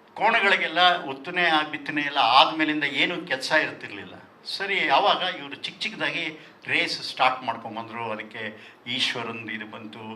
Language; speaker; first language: Kannada; non-native, local second language; Tulu